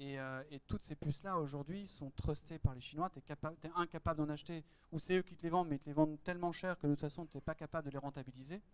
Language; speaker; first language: French; native; French